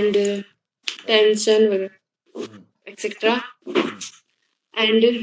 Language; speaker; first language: English; non-native, learner; Hindi